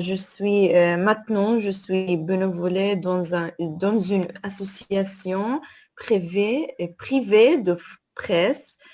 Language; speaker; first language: French; non-native, fluent; Arabic